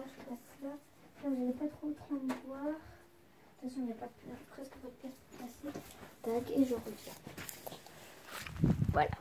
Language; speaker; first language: French; native; French